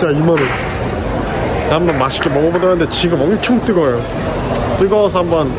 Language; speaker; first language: Korean; native; Korean